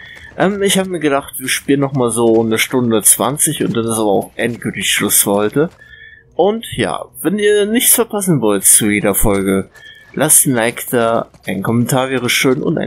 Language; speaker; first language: German; native; German